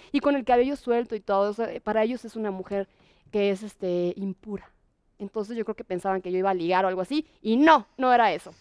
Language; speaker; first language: Spanish; native; Spanish